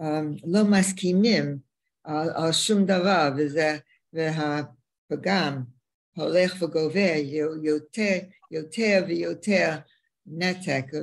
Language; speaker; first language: Hebrew; non-native, learner; English